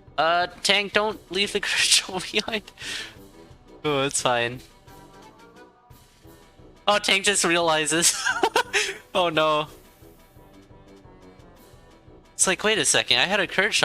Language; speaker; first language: English; native; English